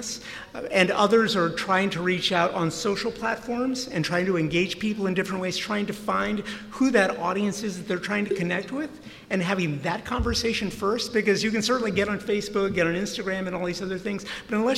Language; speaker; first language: English; native; English